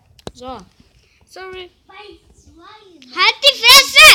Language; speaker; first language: German; early bilingual, other home language; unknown